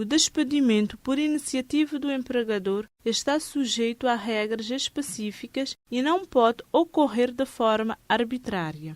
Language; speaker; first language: Portuguese; non-native, local second language; Kabuverdianu